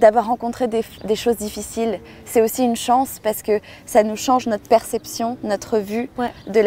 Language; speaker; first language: French; native; French